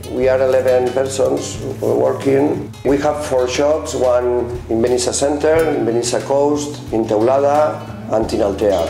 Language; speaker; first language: English; non-native, fluent; Spanish